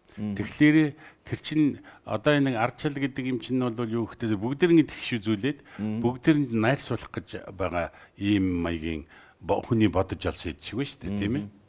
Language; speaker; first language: Mongolian; native; Mongolian